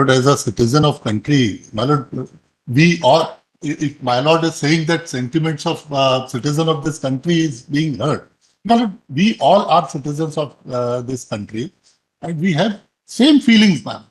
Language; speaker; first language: English; non-native, local second language; Hindi